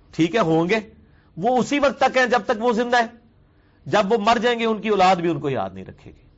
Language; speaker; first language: Urdu; non-native, local second language; Punjabi